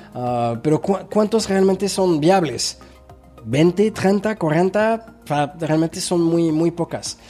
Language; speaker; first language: Spanish; non-native, fluent; French